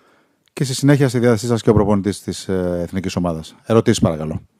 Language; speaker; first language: Greek; native; Greek